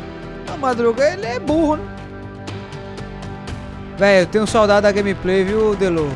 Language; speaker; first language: Portuguese; native; Portuguese